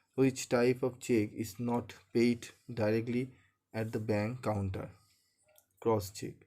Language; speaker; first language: English; non-native, local second language; Bangla